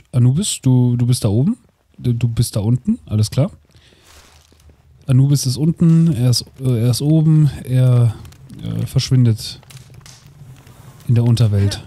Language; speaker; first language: German; native; German